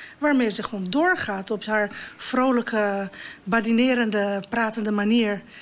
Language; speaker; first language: Dutch; non-native, fluent; Romanian